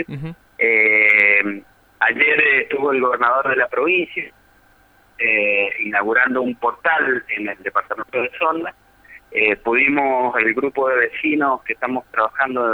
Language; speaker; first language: Spanish; native; Spanish